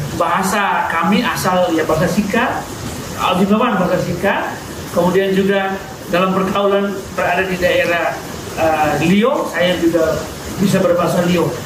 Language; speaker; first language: Indonesian; non-native, local second language; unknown